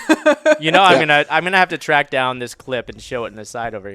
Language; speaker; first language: English; native; English